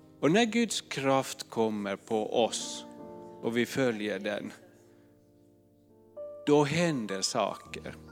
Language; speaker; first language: Swedish; non-native, fluent; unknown